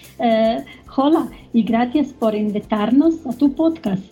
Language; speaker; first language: Spanish; non-native, learner; German